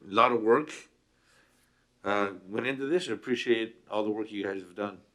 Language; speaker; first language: English; early bilingual, other home language; Spanish